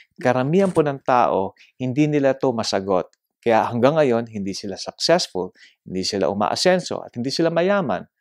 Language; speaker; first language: Filipino; native; Filipino